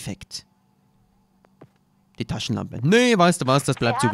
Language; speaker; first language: German; native; German